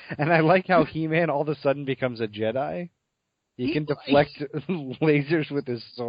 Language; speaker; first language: English; native; English